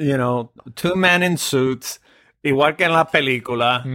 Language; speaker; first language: Spanish; native; Spanish